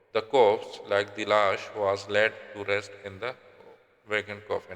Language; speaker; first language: English; non-native, local second language; Urdu